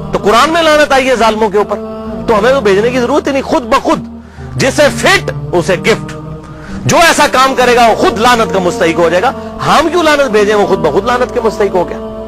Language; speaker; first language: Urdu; non-native, local second language; Punjabi